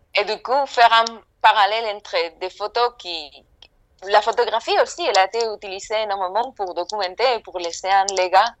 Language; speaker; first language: French; non-native, fluent; Spanish